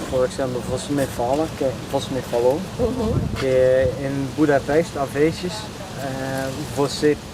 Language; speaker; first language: Portuguese; non-native, learner; Dutch